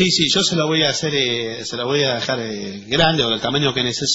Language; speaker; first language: Spanish; native; Spanish